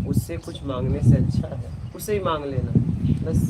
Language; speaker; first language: Hindi; native; Hindi